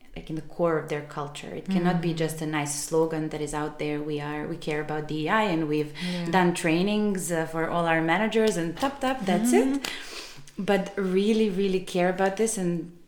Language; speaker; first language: English; non-native, fluent; Serbian